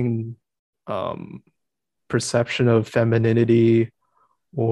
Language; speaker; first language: English; native; English